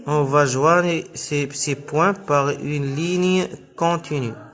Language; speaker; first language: French; non-native, local second language; Arabic